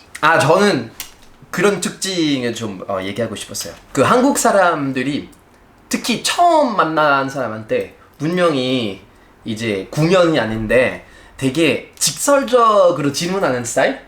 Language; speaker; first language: Korean; non-native, fluent; French